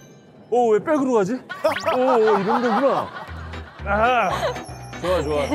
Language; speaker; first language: Korean; native; Korean